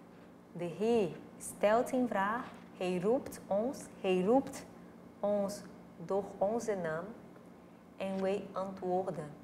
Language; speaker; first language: Dutch; non-native, fluent; Portuguese